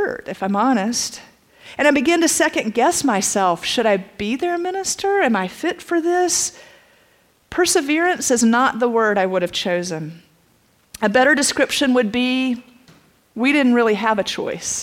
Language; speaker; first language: English; native; English